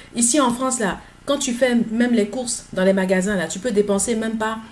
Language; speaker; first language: French; native; French